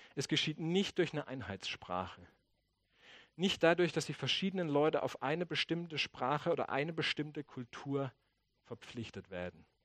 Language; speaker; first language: German; native; German